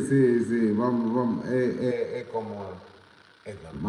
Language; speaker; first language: Spanish; non-native, learner; Portuguese